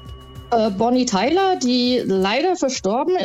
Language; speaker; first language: German; native; German